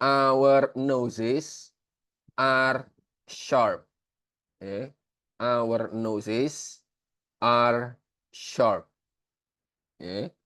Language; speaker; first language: English; non-native, fluent; Indonesian